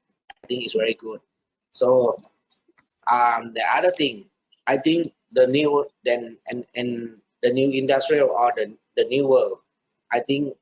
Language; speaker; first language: English; non-native, learner; Thai